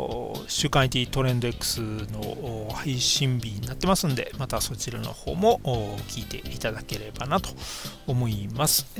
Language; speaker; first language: Japanese; native; Japanese